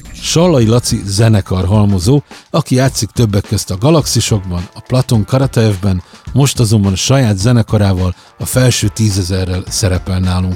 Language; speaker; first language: Hungarian; native; Hungarian